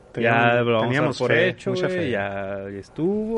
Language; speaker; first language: Spanish; native; Spanish